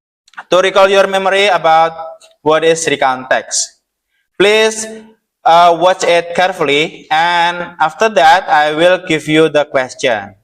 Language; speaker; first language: English; non-native, learner; Indonesian